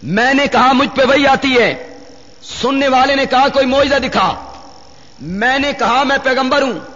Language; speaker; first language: Urdu; non-native, local second language; Punjabi